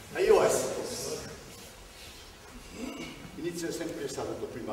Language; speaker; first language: Italian; non-native, learner; Japanese